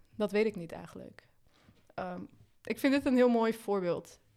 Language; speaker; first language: Dutch; early bilingual, other home language; Arabic